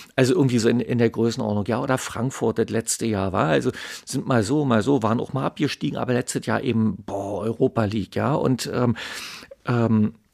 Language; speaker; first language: German; native; German